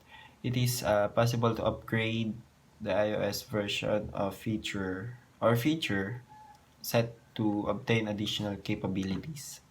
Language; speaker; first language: English; non-native, local second language; Filipino